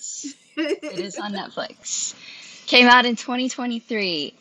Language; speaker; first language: English; native; English